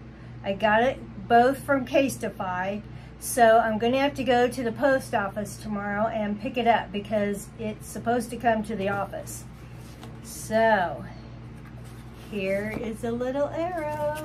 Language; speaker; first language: English; native; English